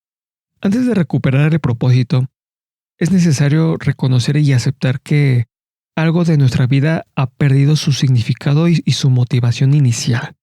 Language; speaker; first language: Spanish; native; Spanish